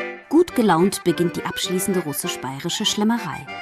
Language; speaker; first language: German; native; German